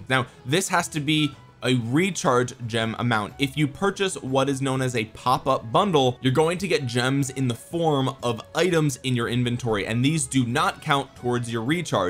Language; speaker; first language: English; native; English